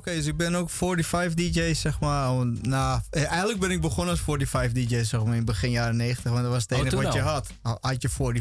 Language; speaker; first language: Dutch; native; Dutch